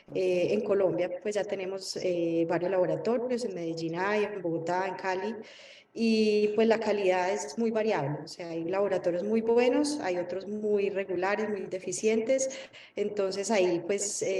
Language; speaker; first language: Spanish; native; Spanish